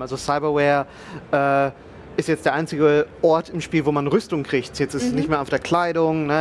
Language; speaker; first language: German; native; German